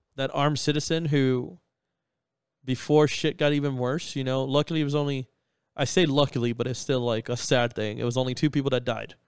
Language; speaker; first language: English; native; English